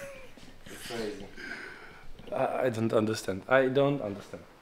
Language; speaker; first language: English; non-native, learner; Polish